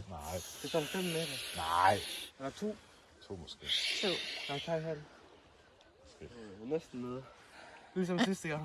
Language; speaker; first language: Danish; non-native, learner; Thai